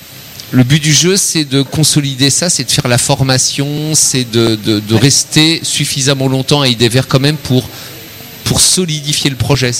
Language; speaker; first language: French; native; French